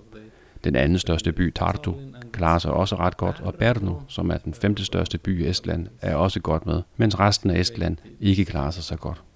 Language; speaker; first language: Danish; native; Danish